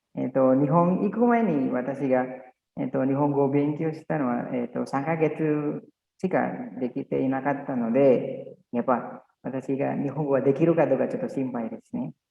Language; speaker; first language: Japanese; non-native, learner; Indonesian